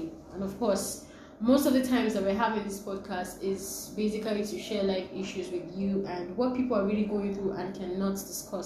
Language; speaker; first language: English; non-native, local second language; Yoruba